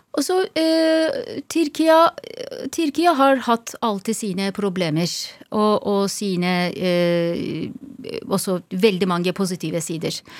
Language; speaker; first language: Norwegian; non-native, fluent; Turkish